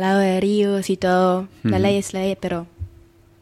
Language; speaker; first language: Spanish; non-native, fluent; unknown